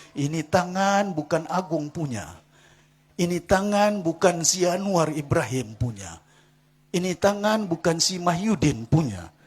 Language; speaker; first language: Malay; non-native, local second language; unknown